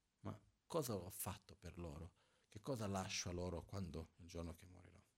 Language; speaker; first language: Italian; non-native, fluent; Portuguese